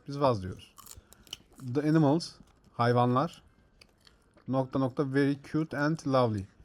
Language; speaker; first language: English; non-native, learner; Turkish